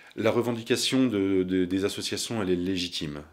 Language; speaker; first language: French; native; French